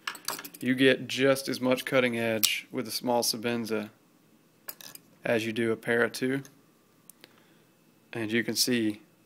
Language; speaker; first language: English; native; English